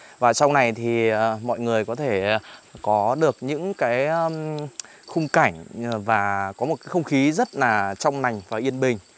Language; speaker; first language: Vietnamese; native; Vietnamese